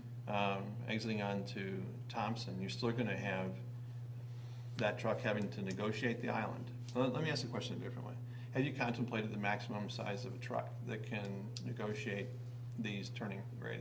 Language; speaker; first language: English; native; English